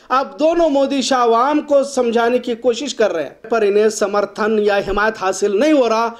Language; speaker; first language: Hindi; non-native, local second language; Urdu